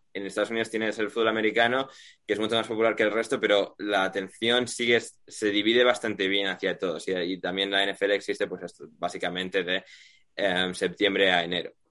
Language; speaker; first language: Spanish; native; Spanish